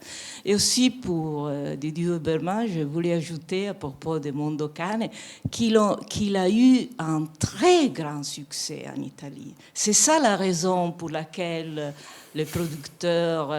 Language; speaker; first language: French; non-native, fluent; Italian